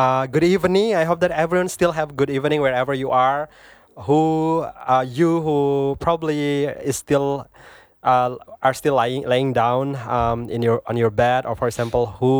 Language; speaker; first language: English; non-native, fluent; Indonesian